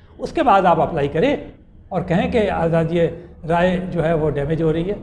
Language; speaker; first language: Urdu; native; Urdu